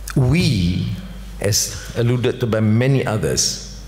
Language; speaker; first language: English; non-native, local second language; Malay